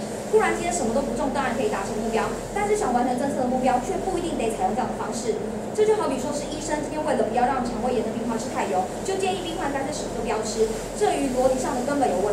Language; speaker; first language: Chinese; native; Chinese